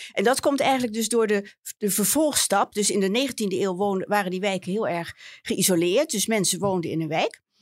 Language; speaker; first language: Dutch; native; Dutch